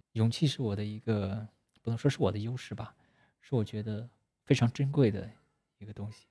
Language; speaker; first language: Chinese; native; Chinese